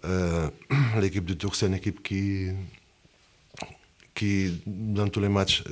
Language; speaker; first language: French; non-native, fluent; Portuguese